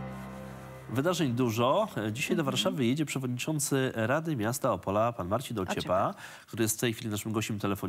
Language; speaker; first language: Polish; native; Polish